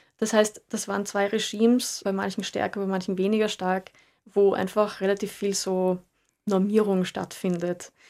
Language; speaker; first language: German; native; German